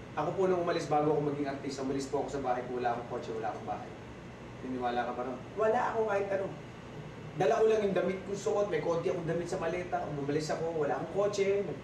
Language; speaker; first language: Filipino; native; Filipino